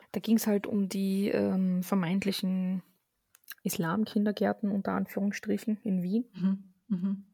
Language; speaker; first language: German; early bilingual, other home language; Arabic